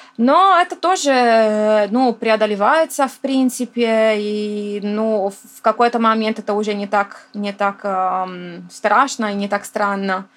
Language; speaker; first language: Russian; non-native, fluent; Italian